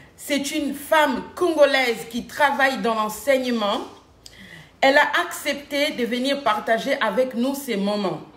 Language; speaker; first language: French; non-native, local second language; Lingala